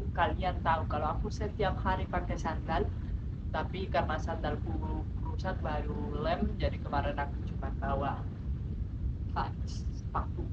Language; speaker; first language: Indonesian; non-native, fluent; Spanish